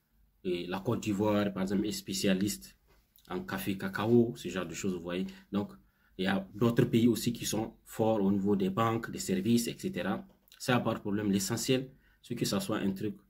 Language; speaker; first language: French; non-native, local second language; Hausa